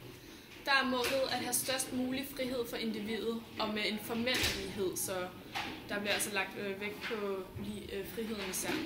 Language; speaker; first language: Danish; native; Danish